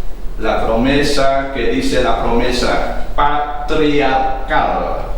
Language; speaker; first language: Spanish; non-native, fluent; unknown